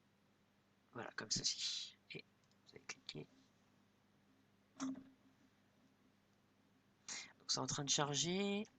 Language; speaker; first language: French; native; French